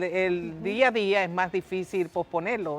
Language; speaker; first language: Spanish; native; Spanish